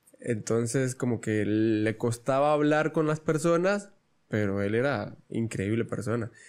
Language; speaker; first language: Spanish; native; Spanish